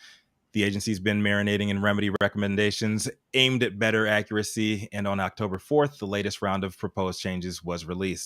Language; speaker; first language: English; native; English